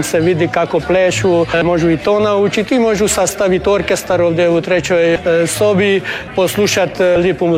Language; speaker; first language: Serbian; early bilingual, heritage; Croatian